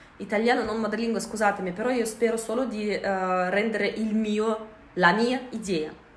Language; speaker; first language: Italian; non-native, fluent; Russian